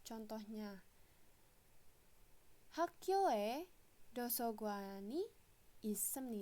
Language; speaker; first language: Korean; non-native, fluent; Indonesian